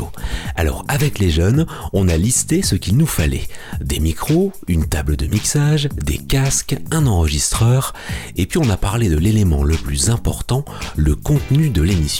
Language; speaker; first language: French; native; French